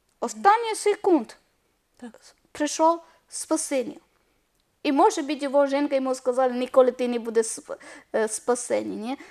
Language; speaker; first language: Ukrainian; non-native, learner; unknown